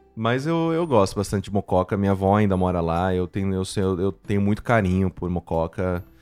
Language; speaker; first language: Portuguese; native; Portuguese